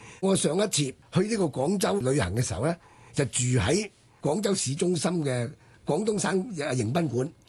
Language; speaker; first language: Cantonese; native; Cantonese